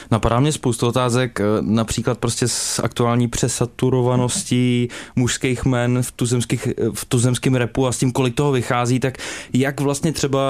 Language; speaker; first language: Czech; native; Czech